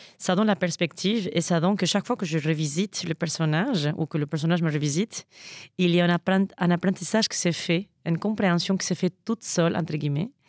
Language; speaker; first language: French; non-native, fluent; Spanish